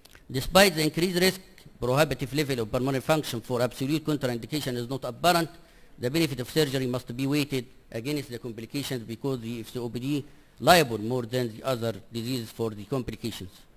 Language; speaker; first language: English; non-native, fluent; Arabic